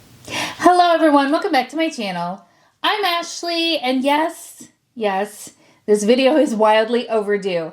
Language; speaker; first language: English; native; English